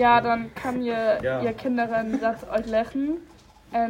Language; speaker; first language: Dutch; non-native, learner; German